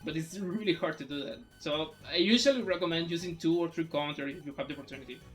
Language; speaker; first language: English; non-native, fluent; Spanish